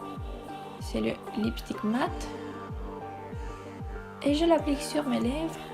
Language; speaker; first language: French; non-native, fluent; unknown